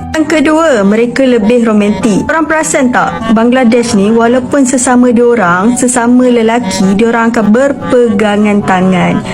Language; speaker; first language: Malay; native; Malay